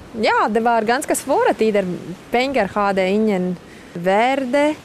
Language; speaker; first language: Swedish; non-native, fluent; Latvian